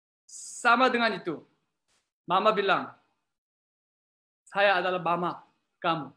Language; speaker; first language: Indonesian; non-native, learner; Korean